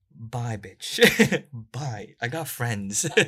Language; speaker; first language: English; non-native, local second language; Korean